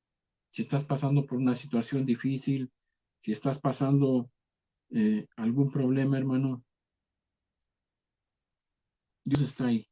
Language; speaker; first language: Spanish; native; Spanish